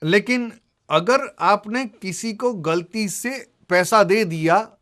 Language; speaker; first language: Hindi; non-native, local second language; Gujarati